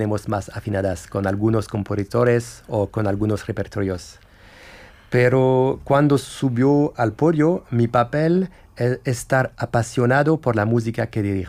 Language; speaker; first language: Spanish; non-native, fluent; French